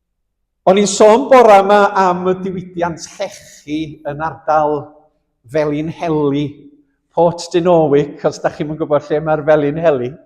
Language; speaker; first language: Welsh; native; Welsh